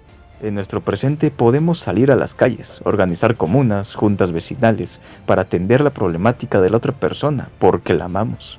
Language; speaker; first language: Spanish; native; Spanish